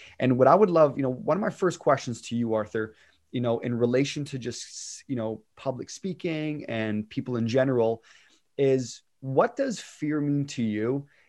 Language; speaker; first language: English; native; English